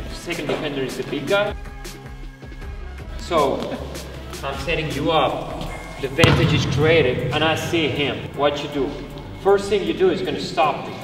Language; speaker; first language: English; non-native, fluent; Catalan